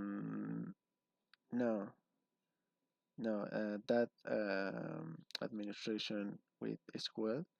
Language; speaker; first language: English; non-native, learner; Spanish